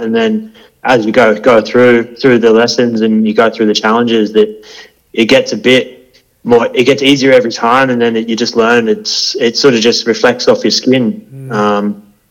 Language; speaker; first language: English; native; English